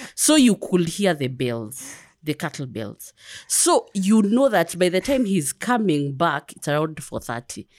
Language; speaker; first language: English; non-native, local second language; Kikuyu